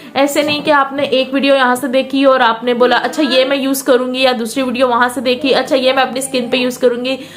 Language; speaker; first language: Urdu; native; Urdu